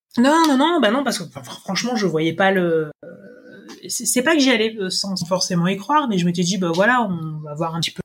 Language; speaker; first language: French; native; French